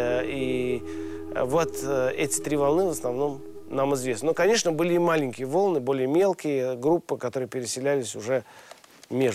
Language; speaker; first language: Russian; native; Russian